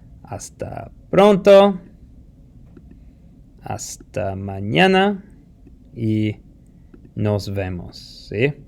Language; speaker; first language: Spanish; non-native, fluent; English